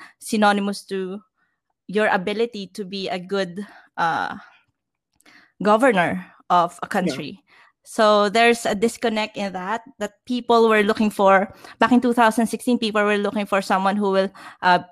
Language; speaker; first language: English; non-native, local second language; Filipino